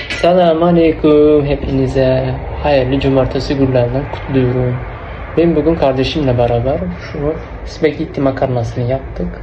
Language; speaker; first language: Turkish; non-native, learner; Uzbek